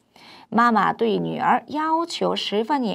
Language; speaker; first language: Chinese; non-native, fluent; Korean